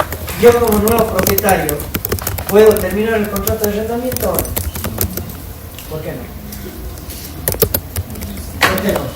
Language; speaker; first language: Spanish; native; Spanish